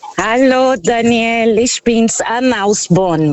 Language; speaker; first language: German; non-native, fluent; Portuguese